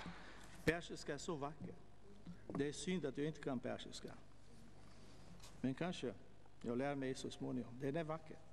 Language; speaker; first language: Swedish; non-native, fluent; Portuguese